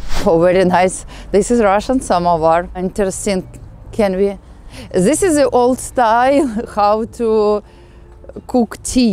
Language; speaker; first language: English; non-native, fluent; Russian